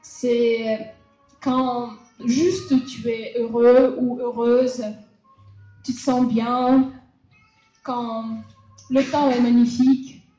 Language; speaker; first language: French; non-native, fluent; Russian